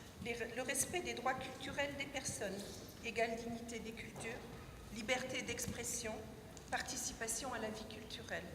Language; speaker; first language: French; native; French